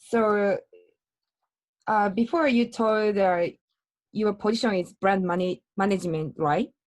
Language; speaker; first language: English; non-native, learner; Japanese